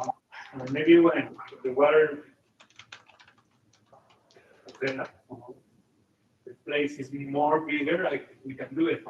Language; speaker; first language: English; non-native, learner; Spanish